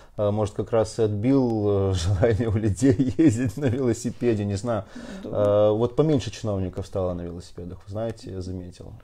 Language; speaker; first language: Russian; native; Russian